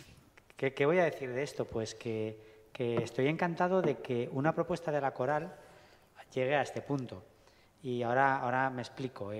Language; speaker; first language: Spanish; native; Spanish